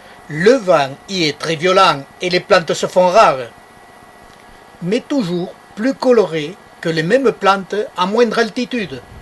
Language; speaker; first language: French; native; French